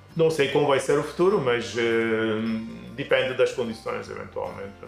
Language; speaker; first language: Portuguese; non-native, fluent; Turkish